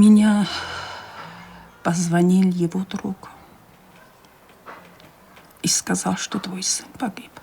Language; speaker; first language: Russian; non-native, local second language; Chechen